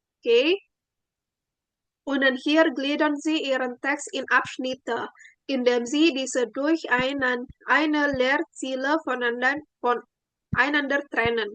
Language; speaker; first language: German; non-native, fluent; Indonesian